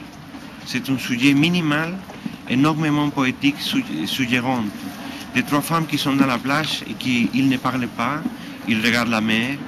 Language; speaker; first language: French; non-native, fluent; Spanish